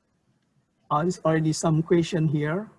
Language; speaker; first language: English; non-native, learner; Indonesian